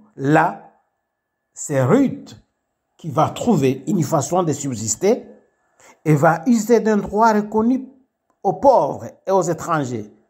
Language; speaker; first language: French; non-native, local second language; Kinyarwanda